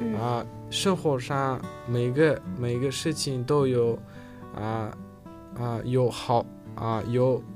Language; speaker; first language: Chinese; non-native, learner; Uzbek